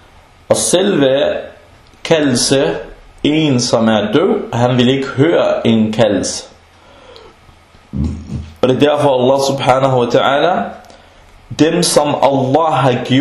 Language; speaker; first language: Danish; non-native, local second language; Arabic